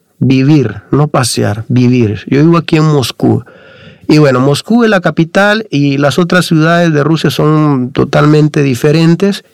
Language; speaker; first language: Spanish; native; Spanish